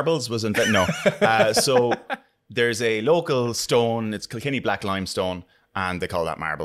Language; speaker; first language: English; native; English